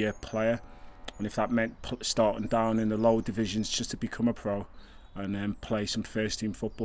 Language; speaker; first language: English; native; English